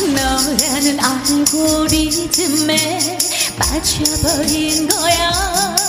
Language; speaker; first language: Korean; native; Korean